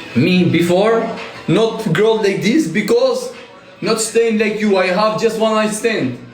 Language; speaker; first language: English; non-native, learner; Albanian